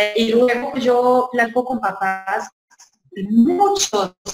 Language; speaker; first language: Spanish; non-native, fluent; Swedish